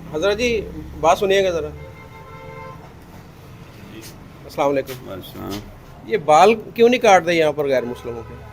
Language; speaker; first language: Hindi; non-native, local second language; Punjabi